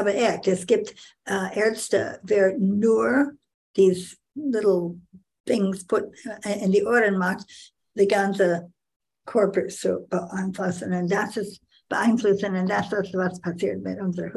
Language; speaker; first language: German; non-native, learner; English